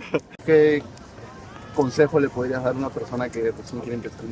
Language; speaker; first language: Spanish; native; Spanish